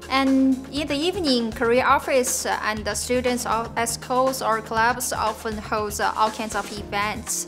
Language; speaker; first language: English; non-native, fluent; Chinese